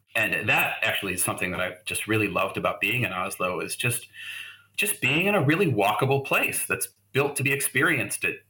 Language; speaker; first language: English; native; English